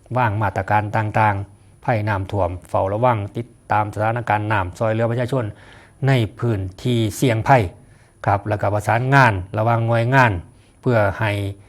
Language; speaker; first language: Thai; non-native, local second language; Northeastern Thai